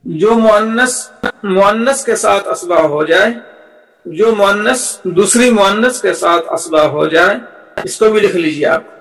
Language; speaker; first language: Urdu; native; Urdu